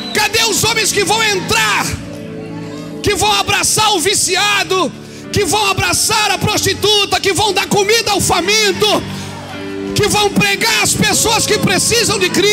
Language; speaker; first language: Portuguese; native; Portuguese